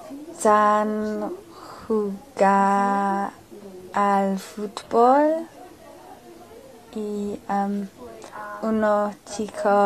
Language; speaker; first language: Spanish; non-native, learner; English